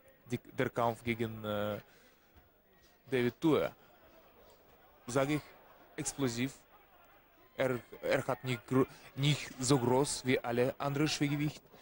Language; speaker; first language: German; non-native, learner; Russian